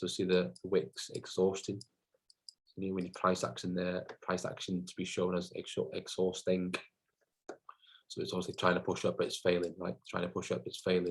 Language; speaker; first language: English; native; English